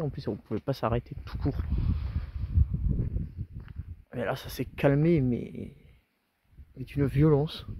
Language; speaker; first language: French; native; French